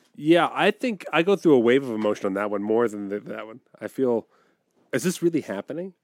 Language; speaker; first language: English; native; English